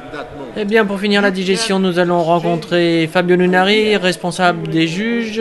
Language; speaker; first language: French; native; French